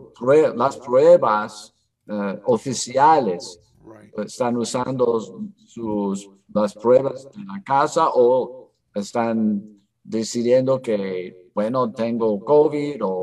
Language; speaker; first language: Spanish; non-native, fluent; English